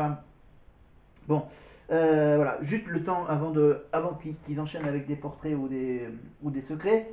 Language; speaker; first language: French; native; French